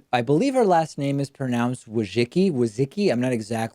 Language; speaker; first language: English; native; English